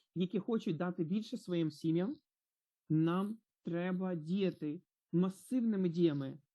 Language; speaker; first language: Ukrainian; non-native, fluent; Croatian